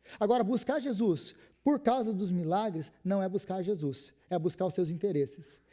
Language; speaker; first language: Portuguese; native; Portuguese